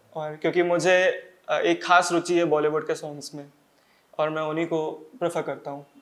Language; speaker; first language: Hindi; native; Hindi